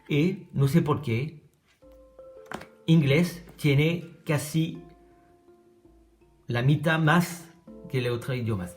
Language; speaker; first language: Spanish; non-native, learner; French